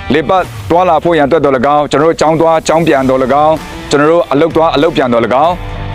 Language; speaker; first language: Burmese; non-native, local second language; Kachin